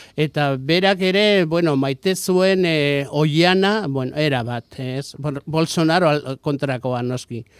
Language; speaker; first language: Basque; non-native, local second language; Spanish